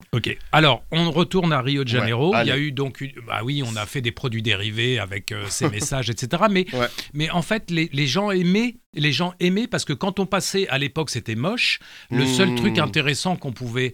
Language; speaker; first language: French; native; French